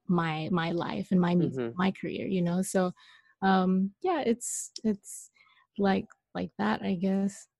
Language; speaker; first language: English; non-native, local second language; Malay